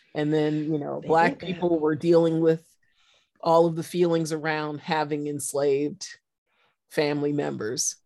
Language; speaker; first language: English; native; English